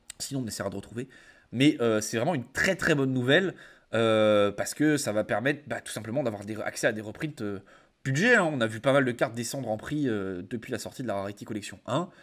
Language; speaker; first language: French; native; French